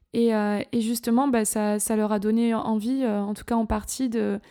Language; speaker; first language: French; native; French